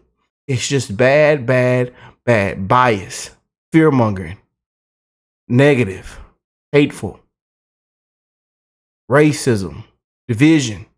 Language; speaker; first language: English; native; English